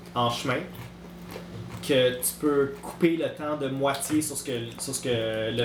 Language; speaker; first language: French; native; French